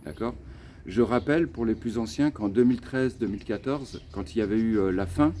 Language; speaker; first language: French; native; French